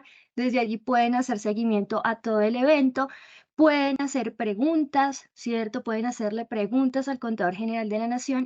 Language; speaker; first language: Spanish; native; Spanish